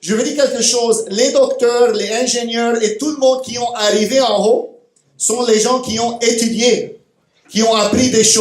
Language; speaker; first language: French; non-native, fluent; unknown